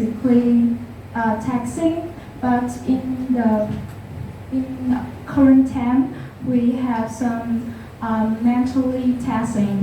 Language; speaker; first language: English; non-native, learner; Vietnamese